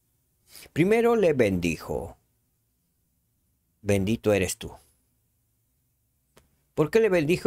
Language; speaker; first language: Spanish; native; Spanish